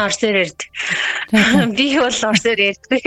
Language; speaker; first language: Mongolian; native; Mongolian